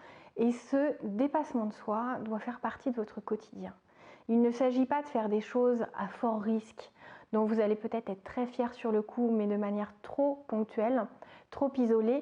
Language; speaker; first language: French; native; French